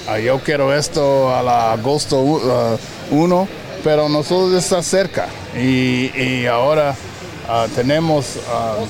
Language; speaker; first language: Spanish; non-native, learner; English